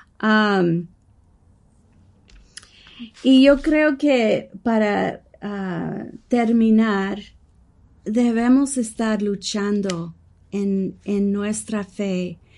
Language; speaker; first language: Spanish; early bilingual, heritage; English